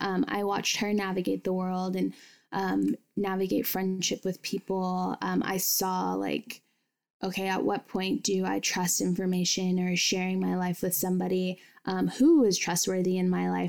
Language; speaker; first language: English; native; English